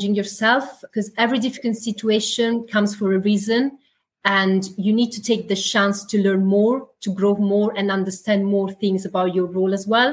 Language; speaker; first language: English; non-native, fluent; Italian